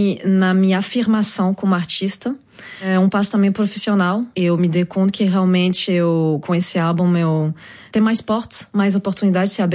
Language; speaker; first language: Portuguese; non-native, fluent; French